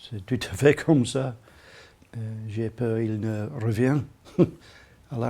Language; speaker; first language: French; non-native, learner; English